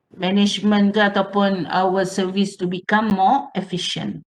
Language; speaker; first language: English; non-native, local second language; Malay